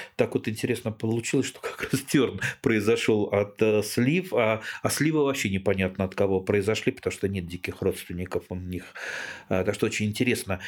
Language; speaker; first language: Russian; native; Russian